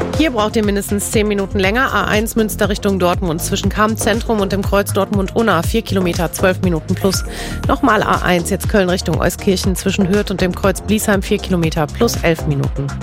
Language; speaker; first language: German; native; German